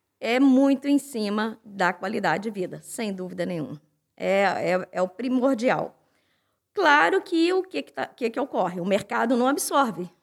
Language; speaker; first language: Portuguese; native; Portuguese